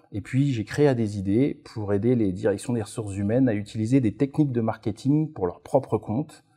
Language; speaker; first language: French; native; French